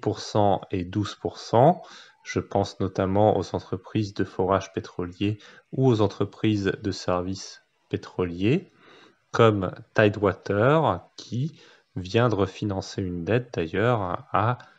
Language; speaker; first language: French; native; French